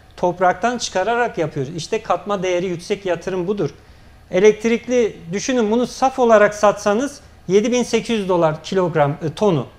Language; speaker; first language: Turkish; native; Turkish